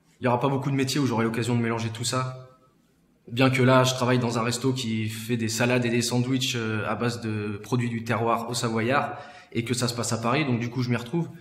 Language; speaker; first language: French; native; French